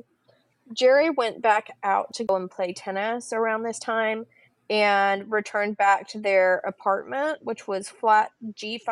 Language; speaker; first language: English; native; English